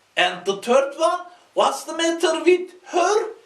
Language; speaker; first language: English; non-native, fluent; Turkish